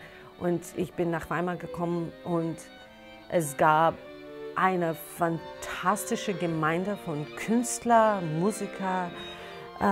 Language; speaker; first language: German; non-native, fluent; Russian